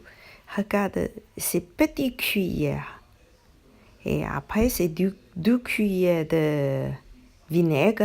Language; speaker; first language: French; non-native, learner; Chinese